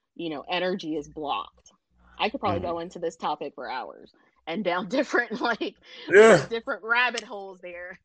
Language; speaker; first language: English; early bilingual, other home language; Indonesian